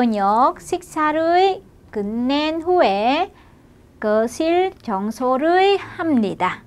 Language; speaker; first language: Korean; non-native, fluent; Vietnamese